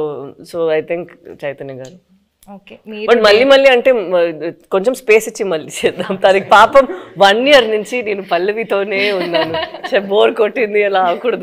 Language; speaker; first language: Telugu; non-native, fluent; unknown